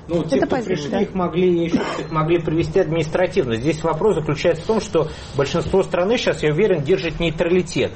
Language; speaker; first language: Russian; native; Russian